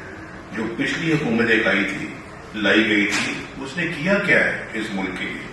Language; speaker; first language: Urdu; non-native, local second language; Punjabi